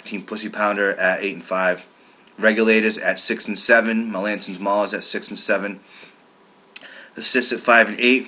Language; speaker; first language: English; native; English